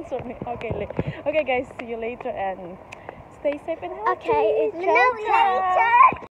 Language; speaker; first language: English; non-native, local second language; Filipino